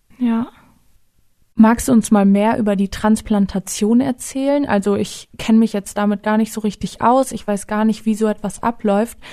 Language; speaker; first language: German; native; German